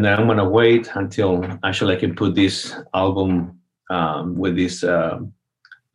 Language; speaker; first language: English; non-native, fluent; Spanish